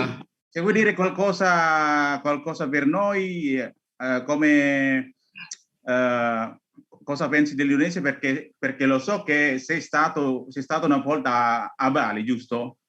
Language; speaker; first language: Italian; non-native, learner; Indonesian